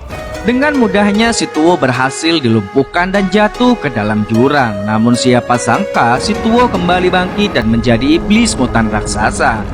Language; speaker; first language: Indonesian; native; Indonesian